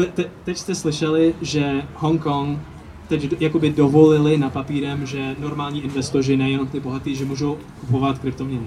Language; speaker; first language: Czech; early bilingual, heritage; Czech